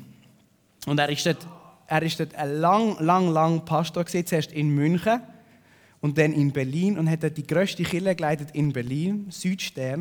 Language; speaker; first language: German; native; German